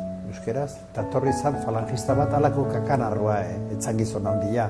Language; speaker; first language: Basque; native; Basque